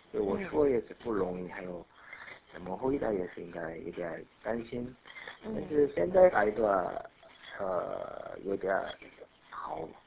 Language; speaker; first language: Chinese; non-native, learner; Korean